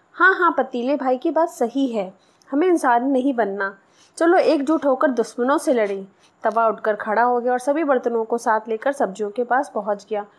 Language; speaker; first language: Hindi; non-native, local second language; Marathi